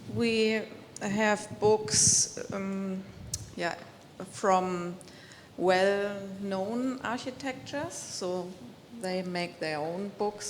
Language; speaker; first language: English; non-native, fluent; German